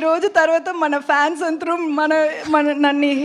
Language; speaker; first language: Telugu; non-native, learner; Tamil